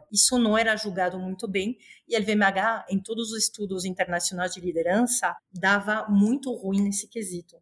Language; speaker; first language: Portuguese; non-native, fluent; Spanish